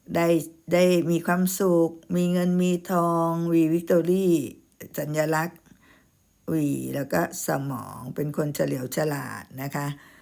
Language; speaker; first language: Thai; native; Thai